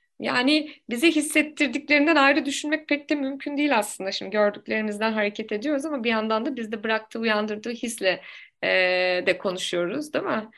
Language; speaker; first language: Turkish; native; Turkish